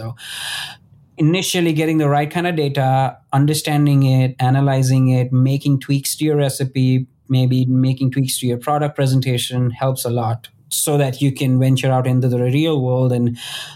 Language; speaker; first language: English; non-native, local second language; Gujarati